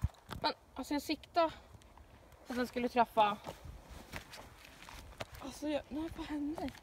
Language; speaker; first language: Swedish; native; Swedish